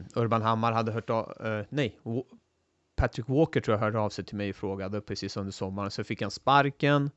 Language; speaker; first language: Swedish; early bilingual, other home language; Turoyo